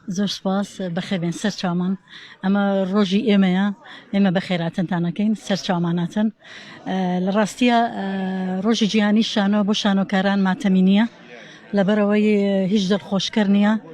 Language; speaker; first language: Central Kurdish; native; Central Kurdish